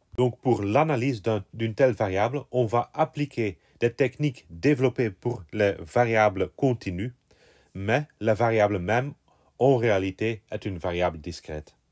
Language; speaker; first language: French; non-native, local second language; Dutch